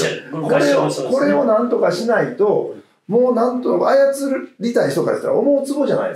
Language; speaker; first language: Japanese; native; Japanese